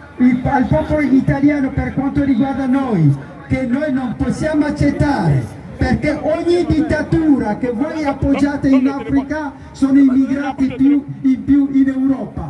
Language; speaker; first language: Italian; non-native, fluent; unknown